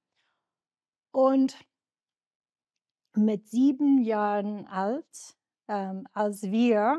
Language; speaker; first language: German; non-native, learner; English